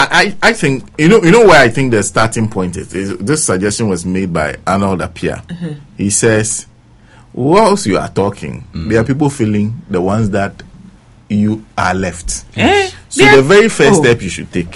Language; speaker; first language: English; non-native, local second language; Ewe